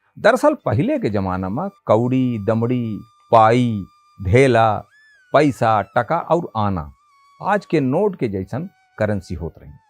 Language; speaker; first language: Hindi; native; Hindi